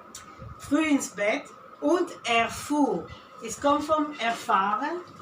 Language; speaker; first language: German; non-native, fluent; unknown